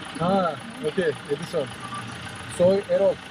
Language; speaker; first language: Spanish; non-native, learner; Turkish